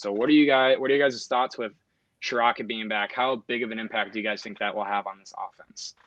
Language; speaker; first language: English; native; English